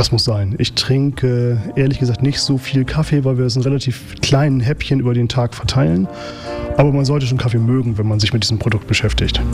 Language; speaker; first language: German; native; German